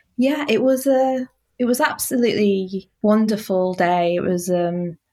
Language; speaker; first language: English; native; English